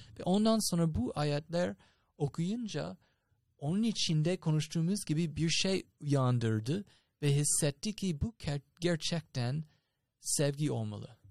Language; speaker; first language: Turkish; non-native, fluent; English